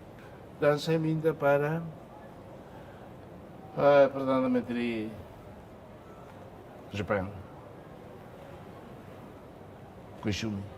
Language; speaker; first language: Indonesian; non-native, fluent; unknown